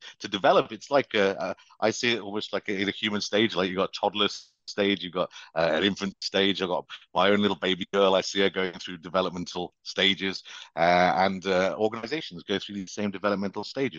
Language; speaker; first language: English; native; English